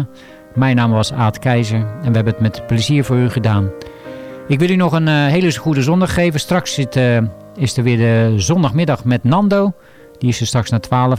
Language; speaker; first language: Dutch; native; Dutch